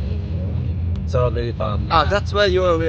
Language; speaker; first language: English; non-native, learner; Japanese